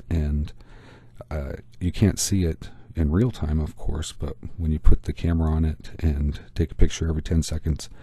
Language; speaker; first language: English; native; English